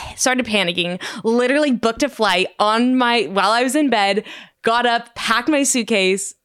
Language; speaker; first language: English; native; English